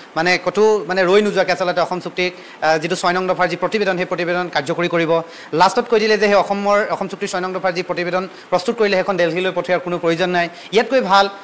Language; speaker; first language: Assamese; native; Assamese